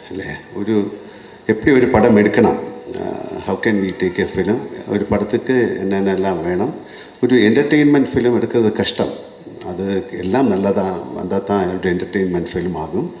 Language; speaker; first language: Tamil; non-native, learner; Malayalam